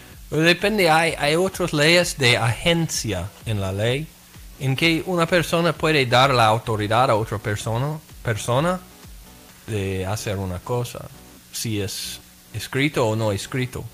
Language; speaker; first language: Spanish; non-native, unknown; English